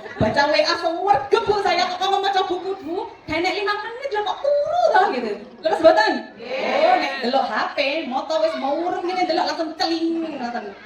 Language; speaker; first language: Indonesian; non-native, local second language; Madurese